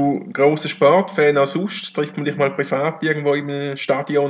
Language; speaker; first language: German; native; German